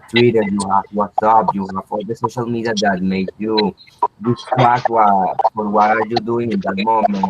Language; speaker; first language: English; non-native, learner; Spanish